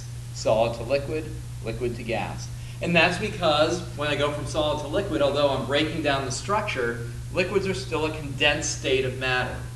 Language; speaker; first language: English; native; English